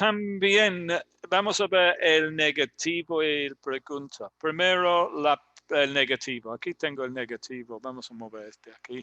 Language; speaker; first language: Spanish; non-native, fluent; English